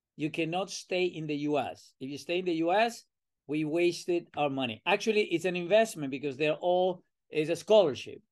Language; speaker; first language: English; non-native, fluent; Spanish